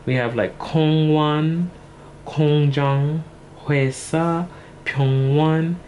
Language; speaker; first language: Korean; non-native, learner; English